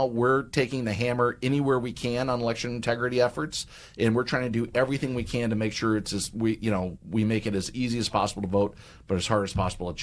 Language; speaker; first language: English; native; English